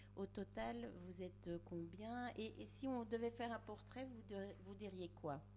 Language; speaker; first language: French; native; French